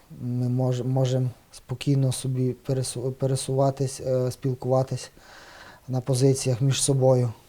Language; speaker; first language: Ukrainian; native; Ukrainian